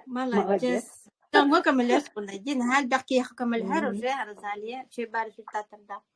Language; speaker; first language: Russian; non-native, local second language; Yakut